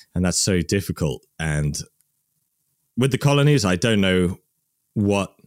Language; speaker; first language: English; native; English